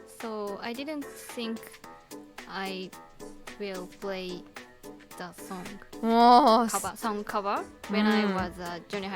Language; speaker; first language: English; non-native, learner; Japanese